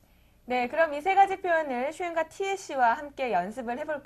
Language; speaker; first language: Korean; native; Korean